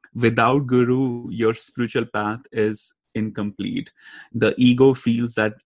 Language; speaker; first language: English; non-native, local second language; Hindi